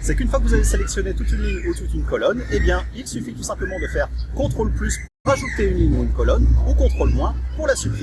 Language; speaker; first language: French; native; French